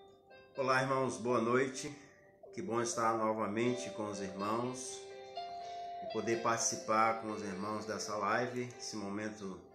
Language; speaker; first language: Portuguese; native; Portuguese